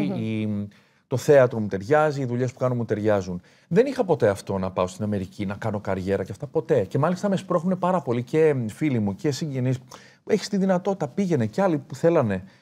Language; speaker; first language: Greek; native; Greek